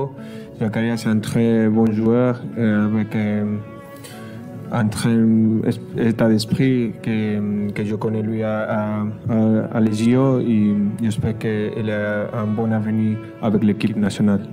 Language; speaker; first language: French; non-native, fluent; Spanish